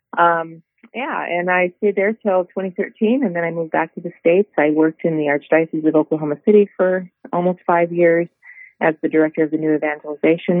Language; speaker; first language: English; native; English